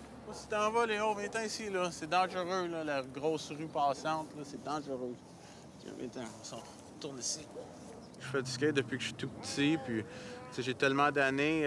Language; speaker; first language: French; native; French